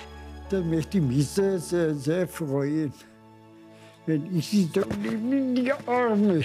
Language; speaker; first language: German; non-native, fluent; Polish